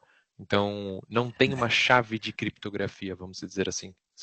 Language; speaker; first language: Portuguese; native; Portuguese